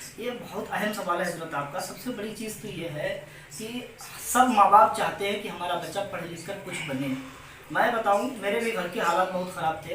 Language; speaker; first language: Urdu; native; Urdu